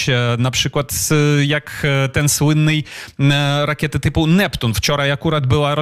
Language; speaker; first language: Polish; non-native, fluent; Ukrainian